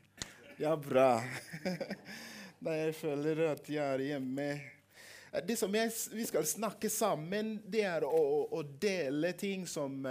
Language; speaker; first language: Norwegian; non-native, fluent; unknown